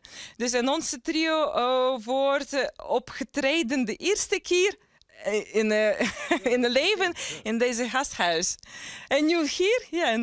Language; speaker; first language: Dutch; non-native, learner; Ukrainian